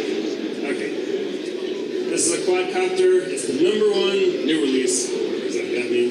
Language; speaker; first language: English; native; English